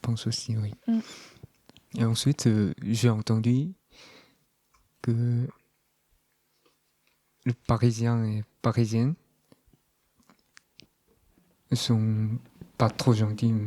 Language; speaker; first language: French; non-native, learner; Korean